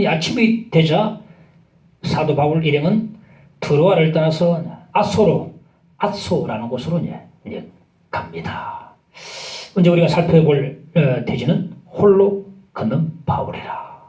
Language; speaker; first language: Korean; native; Korean